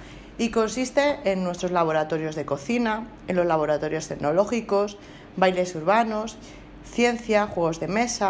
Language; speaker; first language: Spanish; native; Spanish